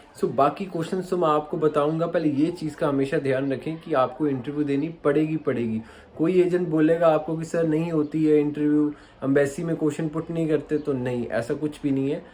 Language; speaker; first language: Hindi; native; Hindi